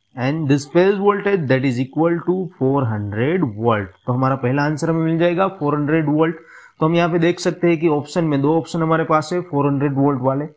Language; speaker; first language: Hindi; non-native, local second language; Gujarati